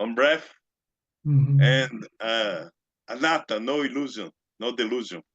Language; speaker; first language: English; non-native, learner; Portuguese